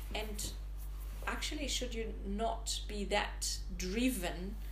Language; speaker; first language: English; non-native, fluent; Italian